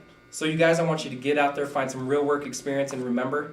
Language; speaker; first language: English; native; English